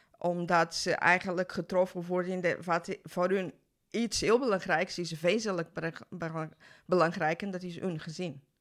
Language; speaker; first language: Dutch; non-native, fluent; Portuguese